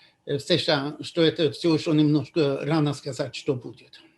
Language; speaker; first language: Russian; non-native, fluent; Swedish